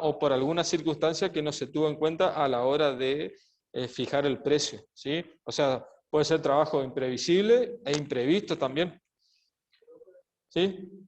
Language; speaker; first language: Spanish; native; Spanish